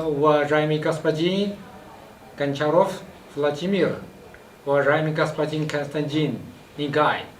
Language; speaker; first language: Russian; non-native, fluent; Chinese